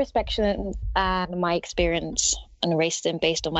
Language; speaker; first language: English; native; English